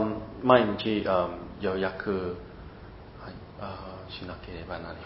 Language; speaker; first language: Japanese; non-native, learner; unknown